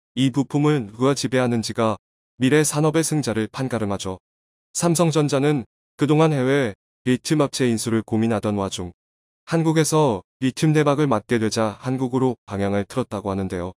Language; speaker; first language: Korean; native; Korean